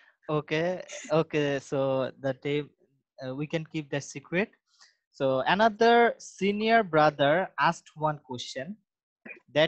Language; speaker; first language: English; non-native, local second language; Bangla